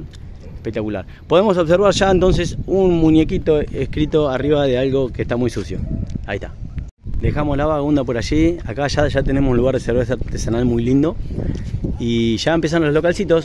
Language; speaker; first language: Spanish; native; Spanish